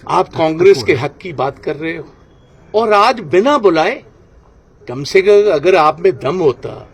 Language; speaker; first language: Urdu; non-native, local second language; Punjabi